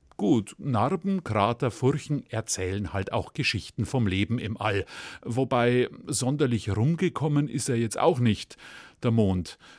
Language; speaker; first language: German; native; German